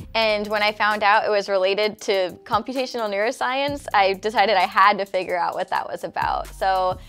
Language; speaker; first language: English; native; English